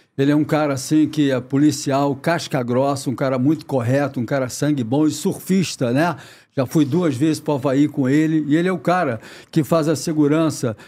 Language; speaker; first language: Portuguese; native; Portuguese